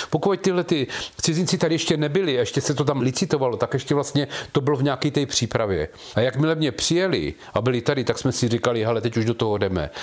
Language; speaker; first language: Czech; native; Czech